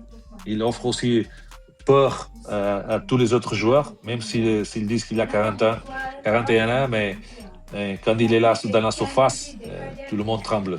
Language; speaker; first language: French; non-native, fluent; Portuguese